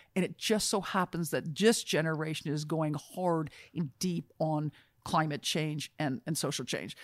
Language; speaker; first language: English; native; English